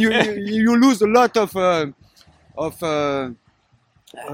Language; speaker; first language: English; non-native, learner; French